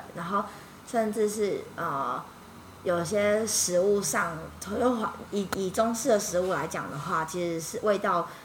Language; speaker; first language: Chinese; native; Chinese